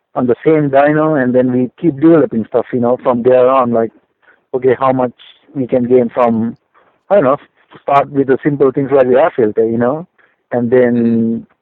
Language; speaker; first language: English; non-native, local second language; Sinhala